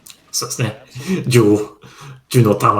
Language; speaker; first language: Japanese; non-native, fluent; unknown